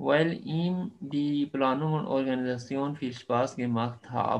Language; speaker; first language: German; non-native, fluent; Urdu